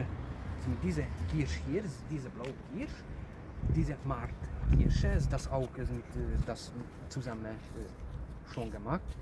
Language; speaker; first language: German; non-native, learner; Hungarian